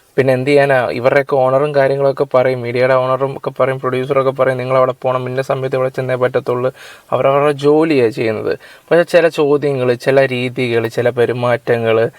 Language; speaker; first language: Malayalam; native; Malayalam